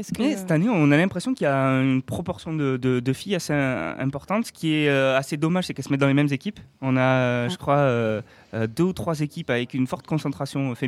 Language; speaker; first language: French; native; French